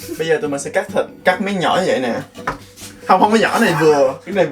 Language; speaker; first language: Vietnamese; native; Vietnamese